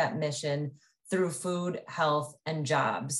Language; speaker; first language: English; native; English